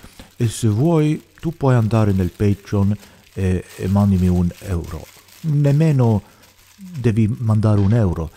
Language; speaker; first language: Italian; non-native, learner; English